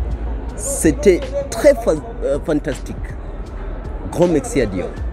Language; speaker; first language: French; non-native, learner; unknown